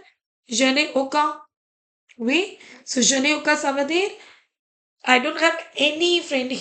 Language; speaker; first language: French; non-native, fluent; Hindi